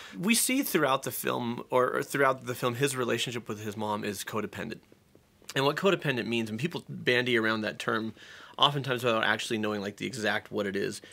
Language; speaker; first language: English; native; English